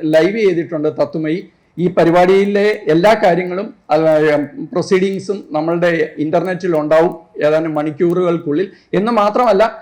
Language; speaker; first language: Malayalam; native; Malayalam